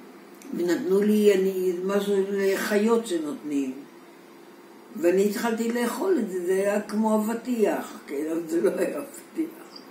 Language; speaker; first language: Hebrew; non-native, fluent; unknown